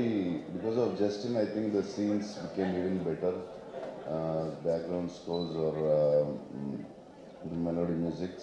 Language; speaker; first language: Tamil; non-native, learner; Telugu